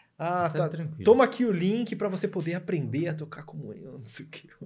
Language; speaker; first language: Portuguese; native; Portuguese